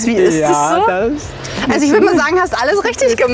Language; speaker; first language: German; native; German